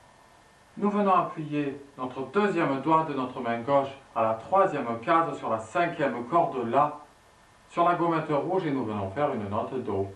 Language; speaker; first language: French; native; French